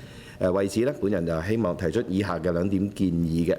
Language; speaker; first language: Cantonese; native; Cantonese